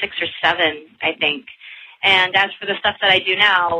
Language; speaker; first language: English; non-native, local second language; Filipino